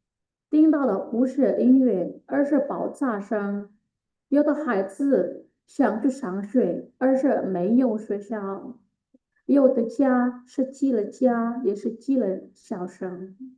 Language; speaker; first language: Chinese; non-native, fluent; Indonesian